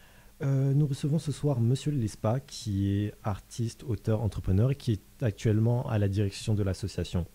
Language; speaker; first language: French; native; French